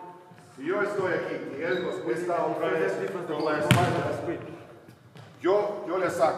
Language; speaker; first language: Spanish; non-native, fluent; Lithuanian